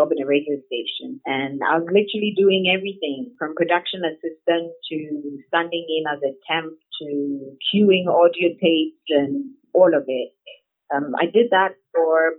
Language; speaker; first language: English; non-native, local second language; Akan